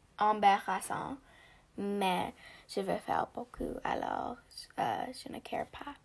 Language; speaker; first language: French; non-native, learner; English